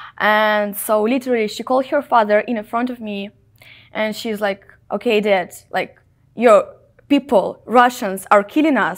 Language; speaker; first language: English; non-native, fluent; Ukrainian